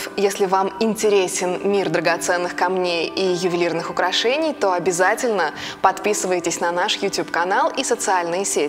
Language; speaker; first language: Russian; native; Russian